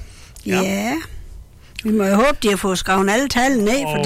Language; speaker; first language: Danish; native; Danish